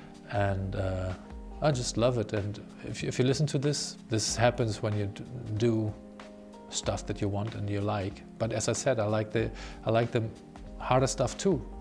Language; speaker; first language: English; non-native, fluent; German